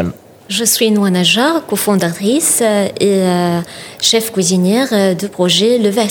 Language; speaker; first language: French; non-native, fluent; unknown